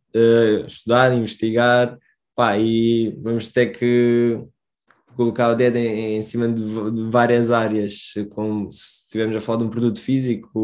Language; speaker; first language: Portuguese; early bilingual, other home language; Romanian